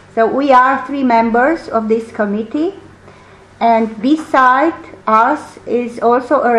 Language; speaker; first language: English; non-native, fluent; Romanian